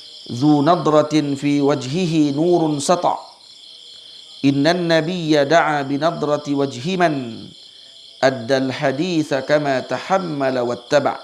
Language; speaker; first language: Arabic; non-native, fluent; Malay